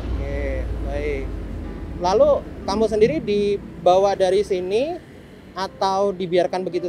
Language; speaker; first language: Indonesian; native; Indonesian